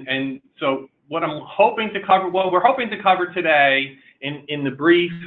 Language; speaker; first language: English; native; English